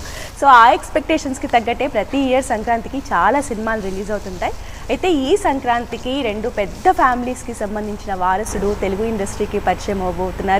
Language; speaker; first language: Telugu; native; Telugu